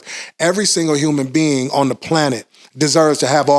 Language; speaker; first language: English; native; English